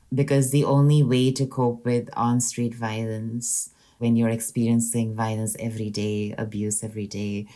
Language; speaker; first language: English; non-native, local second language; Hindi